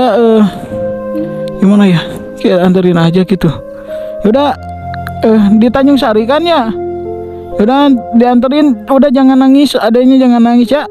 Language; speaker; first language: Indonesian; native; Indonesian